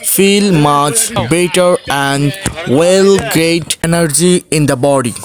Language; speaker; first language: English; non-native, local second language; Bangla